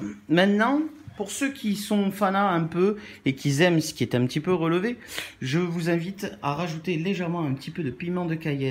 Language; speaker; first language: French; native; French